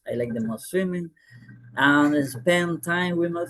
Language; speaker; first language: English; non-native, fluent; Spanish